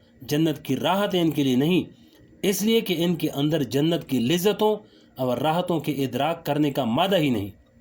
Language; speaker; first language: Urdu; native; Urdu